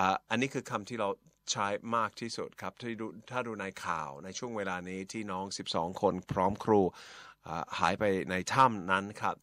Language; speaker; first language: Thai; non-native, fluent; English